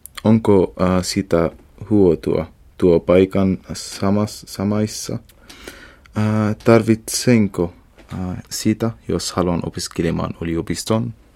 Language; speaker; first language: Finnish; non-native, learner; Arabic